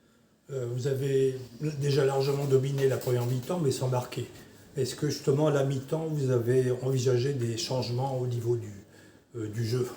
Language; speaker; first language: French; native; French